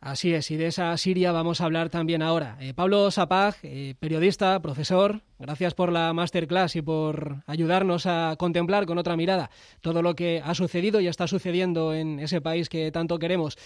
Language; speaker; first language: Spanish; native; Spanish